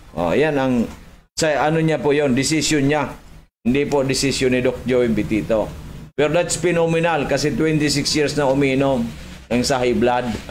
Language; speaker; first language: Filipino; native; Filipino